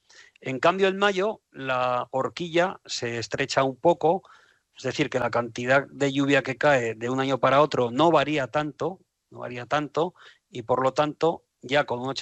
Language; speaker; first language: Spanish; native; Spanish